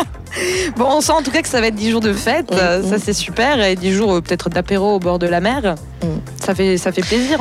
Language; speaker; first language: French; native; French